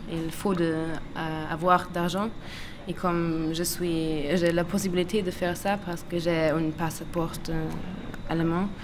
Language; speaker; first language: French; non-native, learner; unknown